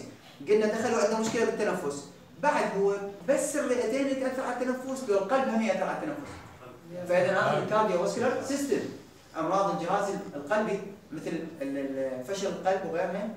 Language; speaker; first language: Arabic; native; Arabic